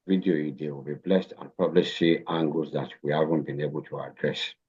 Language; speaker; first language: English; non-native, local second language; Yoruba